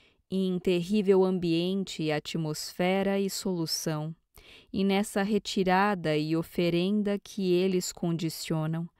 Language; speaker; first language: Portuguese; native; Portuguese